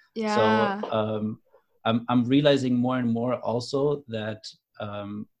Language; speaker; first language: English; non-native, fluent; German